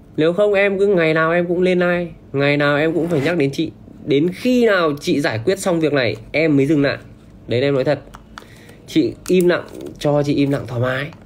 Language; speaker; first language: Vietnamese; native; Vietnamese